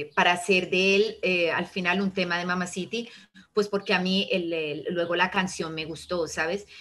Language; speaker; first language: Spanish; early bilingual, heritage; Italian